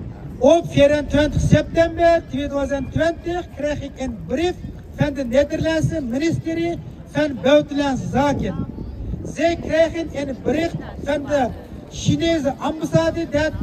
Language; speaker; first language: Dutch; non-native, fluent; Uyghur